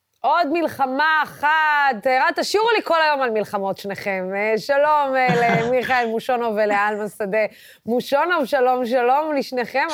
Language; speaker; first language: Hebrew; non-native, local second language; Arabic